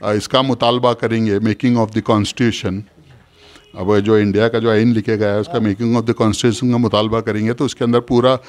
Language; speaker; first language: Hindi; non-native, local second language; Urdu